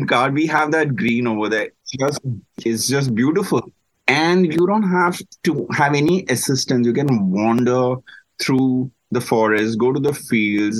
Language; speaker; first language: English; non-native, local second language; Malayalam